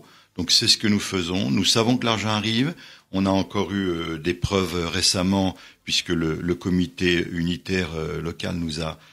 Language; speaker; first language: French; native; French